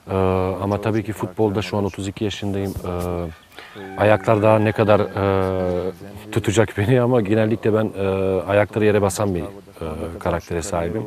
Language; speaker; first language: Turkish; native; Turkish